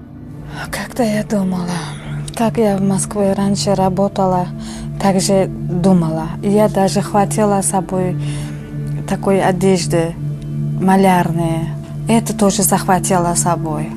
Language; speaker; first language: Russian; non-native, local second language; Uzbek